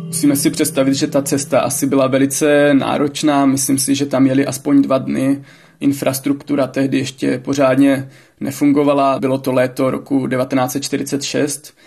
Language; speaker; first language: Czech; native; Czech